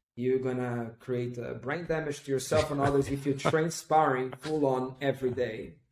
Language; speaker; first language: English; non-native, fluent; Portuguese